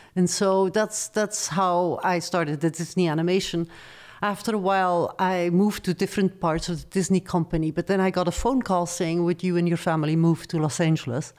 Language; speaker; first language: English; non-native, fluent; Dutch